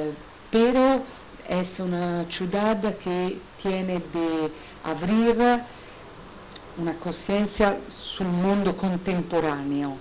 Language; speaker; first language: Spanish; non-native, learner; Italian